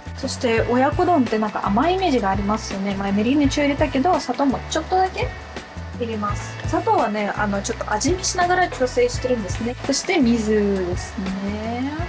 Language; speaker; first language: Japanese; non-native, fluent; Russian